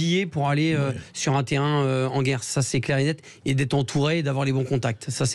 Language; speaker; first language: French; native; French